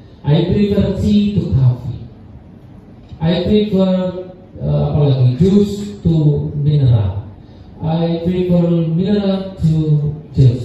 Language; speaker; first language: English; non-native, learner; Indonesian